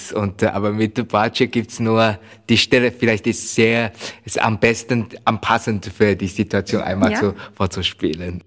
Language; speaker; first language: German; non-native, learner; Chinese